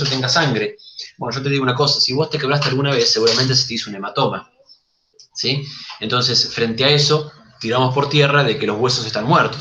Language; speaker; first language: Spanish; native; Spanish